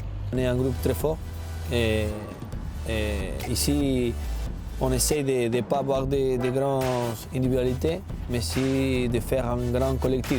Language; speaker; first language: French; non-native, learner; Spanish